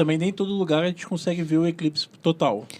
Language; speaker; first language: Portuguese; native; Portuguese